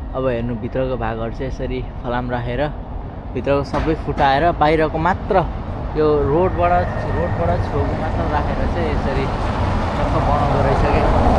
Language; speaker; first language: Nepali; native; Nepali